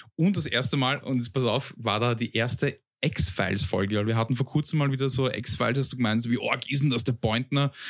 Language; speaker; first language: German; early bilingual, other home language; Bosnian